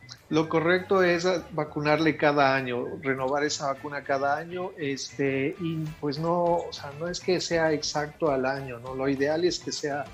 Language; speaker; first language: Spanish; native; Spanish